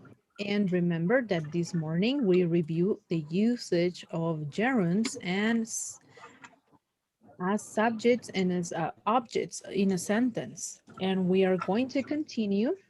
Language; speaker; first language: English; non-native, fluent; Spanish